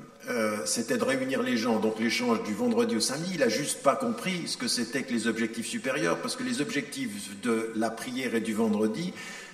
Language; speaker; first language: French; native; French